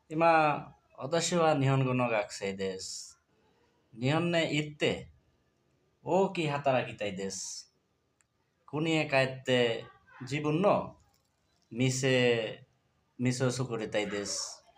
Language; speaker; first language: Japanese; non-native, learner; Bangla